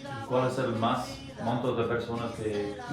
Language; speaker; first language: Spanish; non-native, learner; English